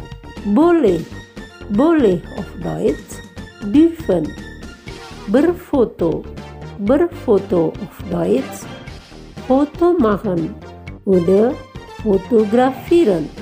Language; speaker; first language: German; non-native, fluent; Indonesian